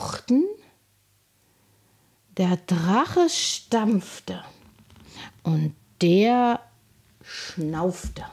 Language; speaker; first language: German; native; German